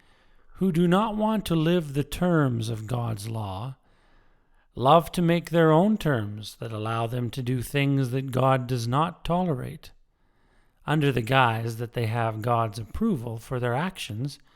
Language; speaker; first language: English; native; English